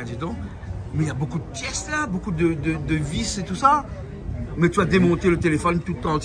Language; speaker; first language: French; native; French